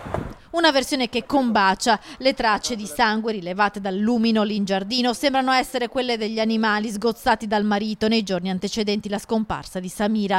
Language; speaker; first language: Italian; native; Italian